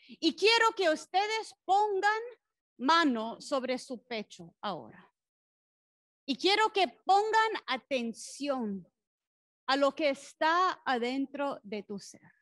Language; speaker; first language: Spanish; non-native, fluent; English